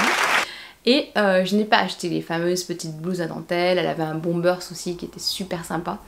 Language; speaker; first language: French; native; French